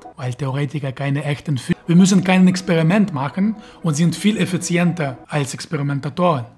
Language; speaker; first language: German; non-native, fluent; Russian